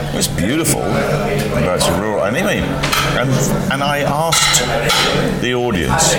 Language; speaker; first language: English; native; English